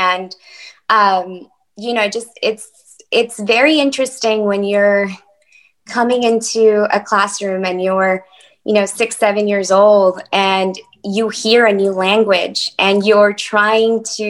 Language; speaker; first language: English; early bilingual, other home language; Spanish